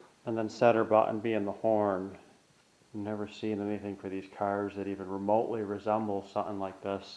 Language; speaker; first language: English; native; English